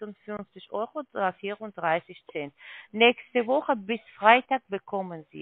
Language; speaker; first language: German; non-native, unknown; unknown